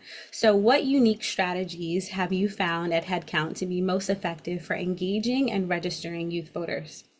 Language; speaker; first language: English; native; English